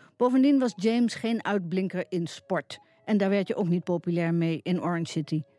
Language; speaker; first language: Dutch; native; Dutch